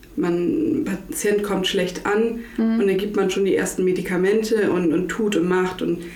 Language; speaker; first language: German; native; German